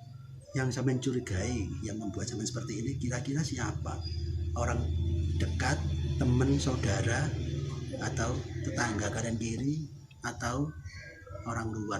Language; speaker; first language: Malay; non-native, local second language; Javanese